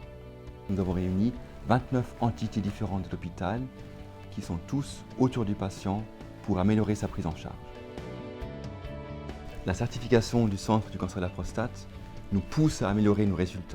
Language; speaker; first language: French; native; French